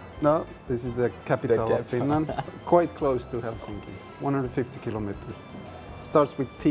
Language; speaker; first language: English; non-native, fluent; Finnish